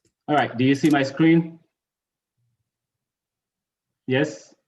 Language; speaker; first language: English; native; English